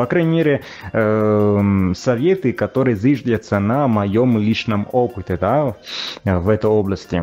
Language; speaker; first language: Russian; non-native, fluent; Italian